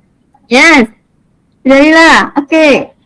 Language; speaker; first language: English; non-native, learner; Indonesian